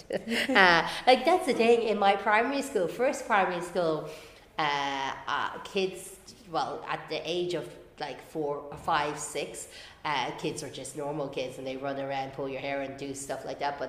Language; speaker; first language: English; native; English